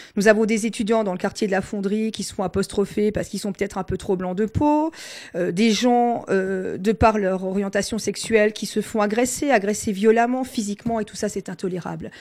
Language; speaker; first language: French; non-native, local second language; Swiss German